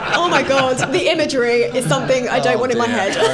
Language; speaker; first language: English; native; English